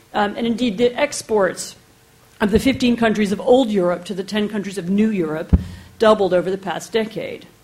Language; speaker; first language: English; native; English